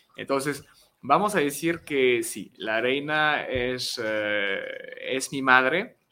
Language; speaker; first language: Spanish; non-native, fluent; French